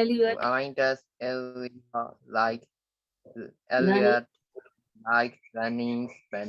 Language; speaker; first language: English; non-native, learner; Burmese